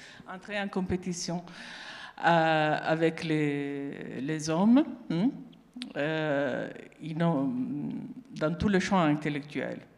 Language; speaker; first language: French; non-native, fluent; Italian